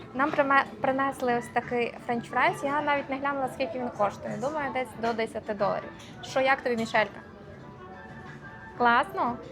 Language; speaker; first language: Ukrainian; native; Ukrainian